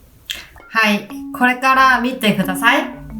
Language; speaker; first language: Japanese; non-native, fluent; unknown